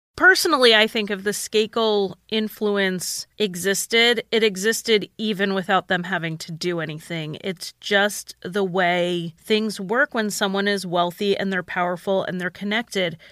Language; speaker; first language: English; native; English